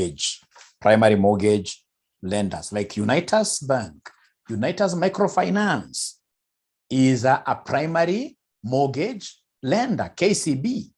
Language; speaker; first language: English; non-native, local second language; Swahili